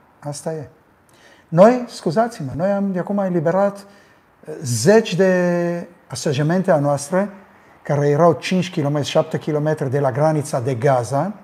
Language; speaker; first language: Romanian; early bilingual, heritage; Romanian